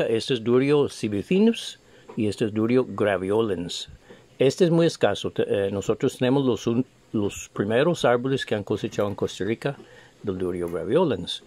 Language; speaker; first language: Spanish; non-native, fluent; English